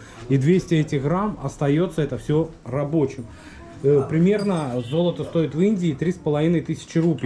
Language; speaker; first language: Russian; native; Russian